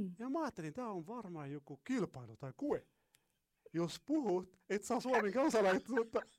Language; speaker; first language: Finnish; non-native, fluent; Arabic